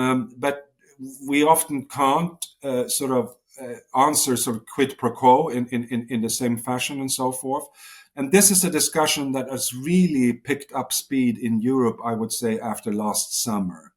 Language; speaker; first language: English; non-native, fluent; Swedish